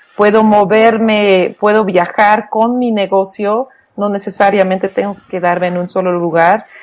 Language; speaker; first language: Spanish; non-native, fluent; Dutch